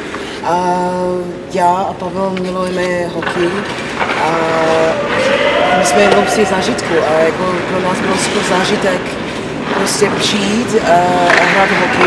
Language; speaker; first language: Czech; non-native, learner; English